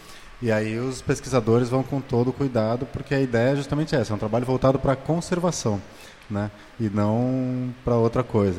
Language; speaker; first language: Portuguese; native; Portuguese